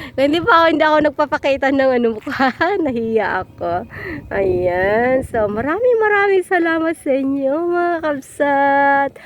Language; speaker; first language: Filipino; non-native, local second language; Iloko